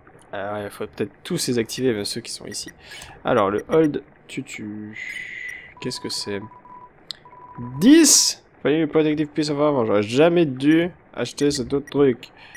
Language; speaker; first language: French; native; French